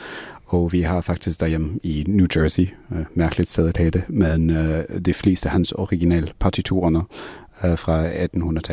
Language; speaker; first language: Danish; non-native, fluent; English